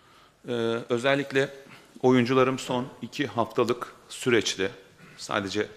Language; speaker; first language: Turkish; native; Turkish